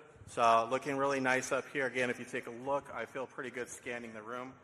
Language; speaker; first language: English; native; English